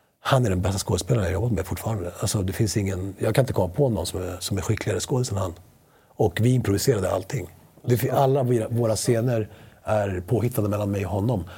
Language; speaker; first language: Swedish; early bilingual, other home language; Spanish